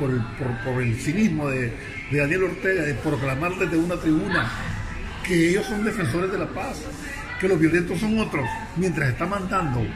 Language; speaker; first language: Spanish; native; Spanish